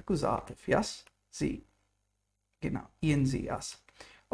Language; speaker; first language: German; non-native, fluent; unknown